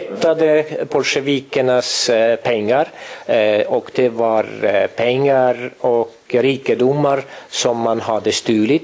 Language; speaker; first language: Swedish; non-native, fluent; Estonian